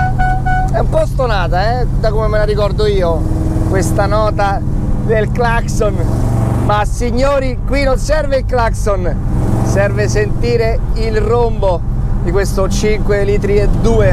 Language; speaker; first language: Italian; native; Italian